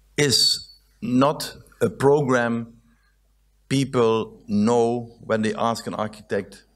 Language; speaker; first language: English; non-native, fluent; Dutch